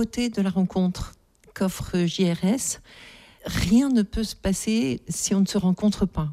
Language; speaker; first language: French; native; French